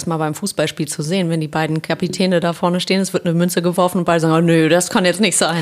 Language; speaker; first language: German; native; German